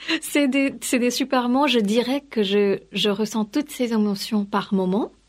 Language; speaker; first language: French; non-native, fluent; Kannada